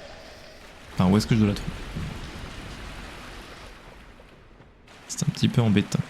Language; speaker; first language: French; native; French